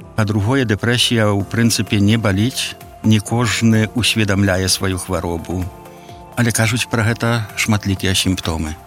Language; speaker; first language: Belarusian; native; Belarusian